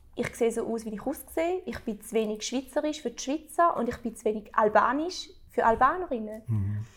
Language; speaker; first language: German; early bilingual, other home language; Albanian